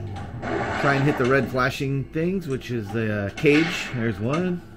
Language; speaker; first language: English; native; English